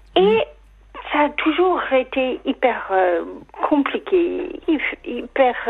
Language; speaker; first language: French; native; French